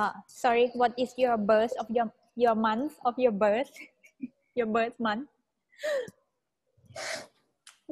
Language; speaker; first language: English; non-native, fluent; Thai